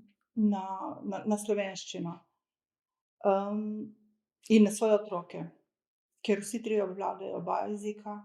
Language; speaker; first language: Slovenian; early bilingual, other home language; Croatian